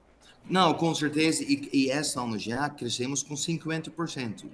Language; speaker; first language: Portuguese; non-native, fluent; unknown